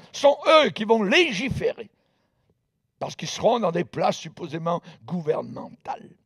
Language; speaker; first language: French; native; French